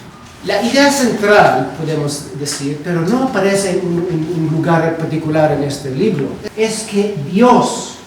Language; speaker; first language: Spanish; non-native, learner; Hebrew